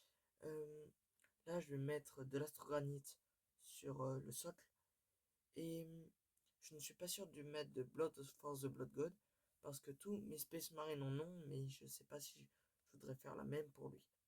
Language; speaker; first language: French; native; French